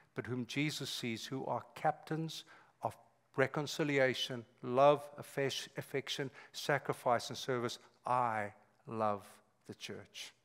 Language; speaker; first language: English; native; English